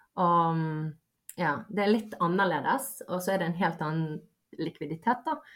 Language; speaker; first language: Norwegian; early bilingual, other home language; Bosnian